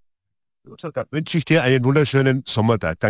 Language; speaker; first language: German; native; German